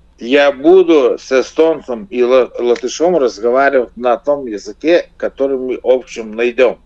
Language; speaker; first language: Russian; non-native, local second language; Lithuanian